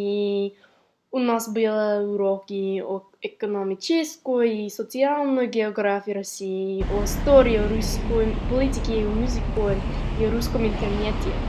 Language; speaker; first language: Russian; non-native, learner; English